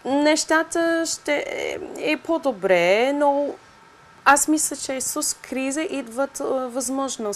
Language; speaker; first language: Bulgarian; non-native, learner; English